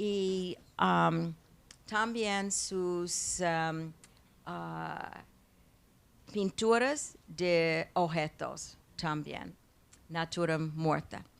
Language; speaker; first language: Spanish; non-native, learner; English